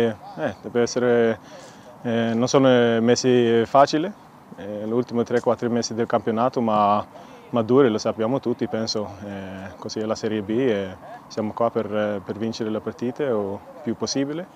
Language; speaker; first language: Italian; non-native, fluent; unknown